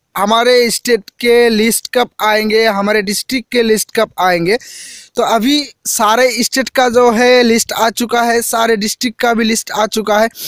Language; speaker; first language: Hindi; non-native, local second language; Assamese